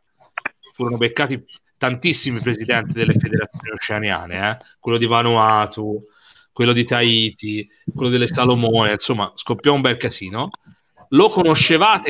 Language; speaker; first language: Italian; native; Italian